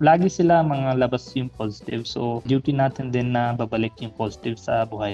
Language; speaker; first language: Filipino; non-native, learner; Punjabi